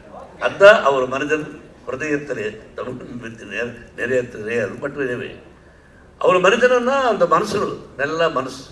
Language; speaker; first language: Tamil; non-native, learner; Telugu